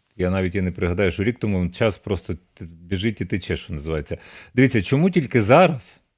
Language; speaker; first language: Ukrainian; native; Ukrainian